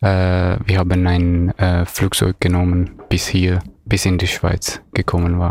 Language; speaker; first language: German; non-native, learner; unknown